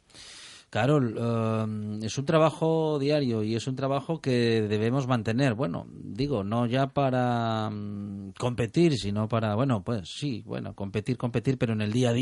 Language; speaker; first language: Spanish; native; Spanish